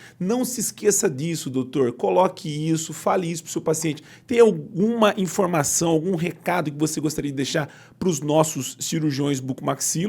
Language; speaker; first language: Portuguese; native; Portuguese